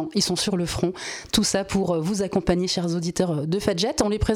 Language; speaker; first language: French; native; French